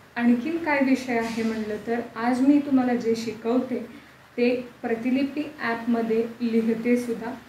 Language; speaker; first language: Marathi; non-native, local second language; Kannada